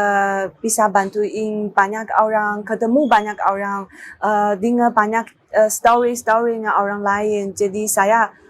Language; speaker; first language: Indonesian; non-native, learner; Chinese